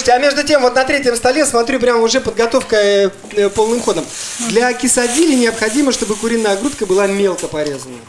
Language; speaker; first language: Russian; native; Russian